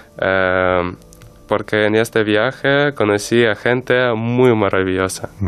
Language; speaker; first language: Spanish; non-native, learner; Ukrainian